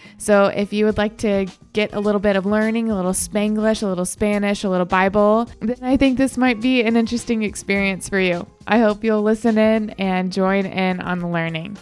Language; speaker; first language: English; native; English